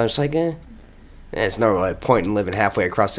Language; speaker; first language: English; native; English